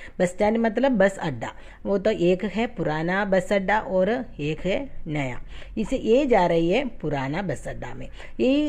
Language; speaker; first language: Hindi; non-native, fluent; Tamil